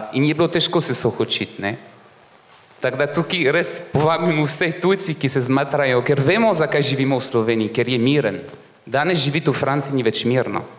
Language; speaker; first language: Slovenian; non-native, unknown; French